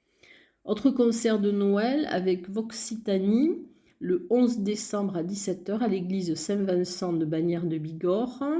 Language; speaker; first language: French; native; French